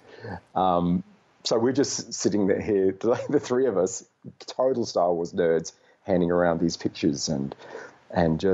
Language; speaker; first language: English; native; English